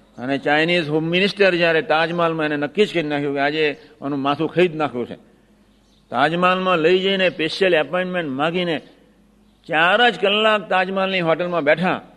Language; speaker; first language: Gujarati; native; Gujarati